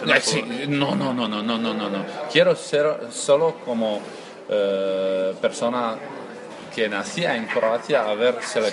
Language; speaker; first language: Spanish; non-native, learner; Croatian